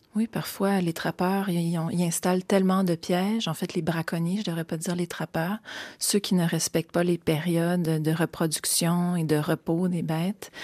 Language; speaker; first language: French; native; French